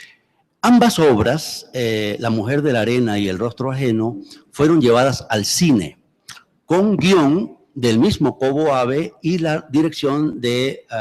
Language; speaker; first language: Spanish; native; Spanish